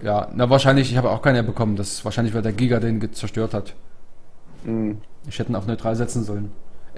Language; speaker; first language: German; native; German